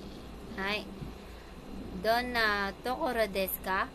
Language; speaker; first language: Japanese; non-native, learner; Filipino